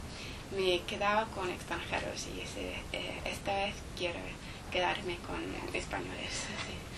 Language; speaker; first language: Spanish; non-native, learner; English